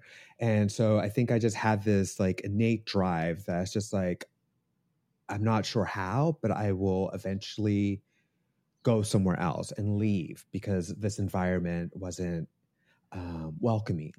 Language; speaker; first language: English; native; English